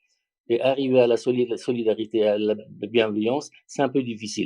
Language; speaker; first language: French; non-native, learner; Persian